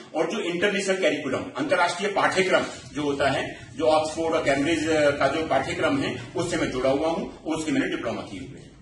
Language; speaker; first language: Hindi; native; Hindi